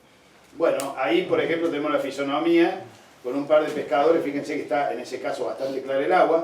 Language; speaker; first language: Spanish; native; Spanish